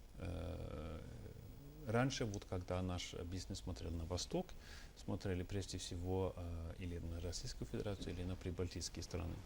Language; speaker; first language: Russian; non-native, fluent; Norwegian